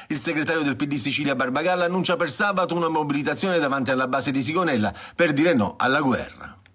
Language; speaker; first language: Italian; native; Italian